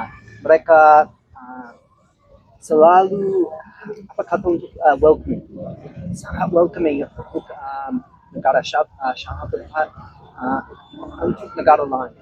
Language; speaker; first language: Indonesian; non-native, fluent; English